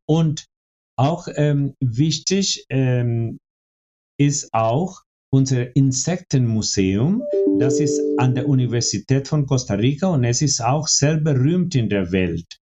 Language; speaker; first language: German; non-native, fluent; Spanish